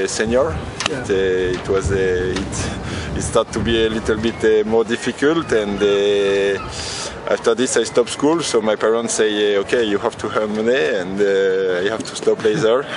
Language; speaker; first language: English; non-native, learner; French